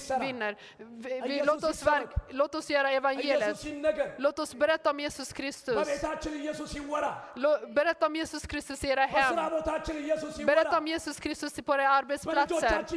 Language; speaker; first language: Swedish; non-native, fluent; Amharic